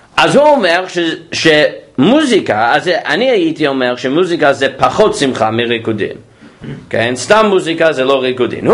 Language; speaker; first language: Hebrew; non-native, fluent; English